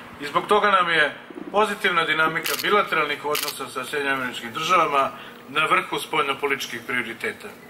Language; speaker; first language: Serbian; native; Serbian